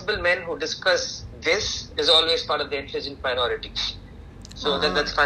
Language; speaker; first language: English; non-native, local second language; Tamil